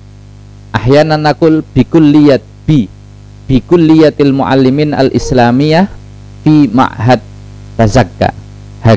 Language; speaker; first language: Arabic; non-native, fluent; Indonesian